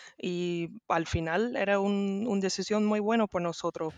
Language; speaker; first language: Spanish; non-native, learner; English